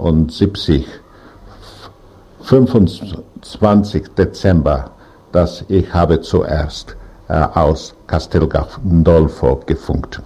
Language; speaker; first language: German; non-native, learner; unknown